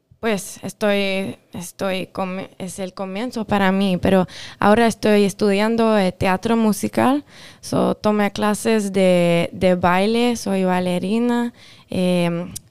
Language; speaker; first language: Spanish; non-native, local second language; French